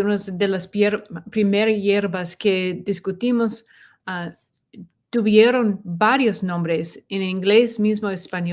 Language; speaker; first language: Spanish; non-native, learner; English